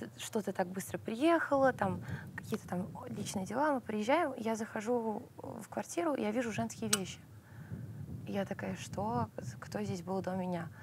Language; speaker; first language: Russian; early bilingual, heritage; Russian